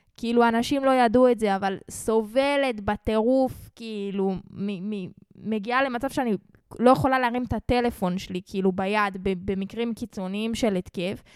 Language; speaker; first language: Hebrew; native; Hebrew